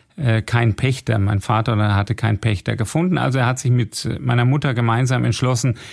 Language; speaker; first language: German; native; German